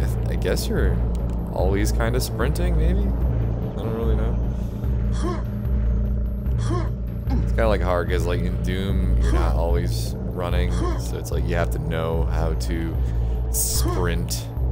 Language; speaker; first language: English; native; English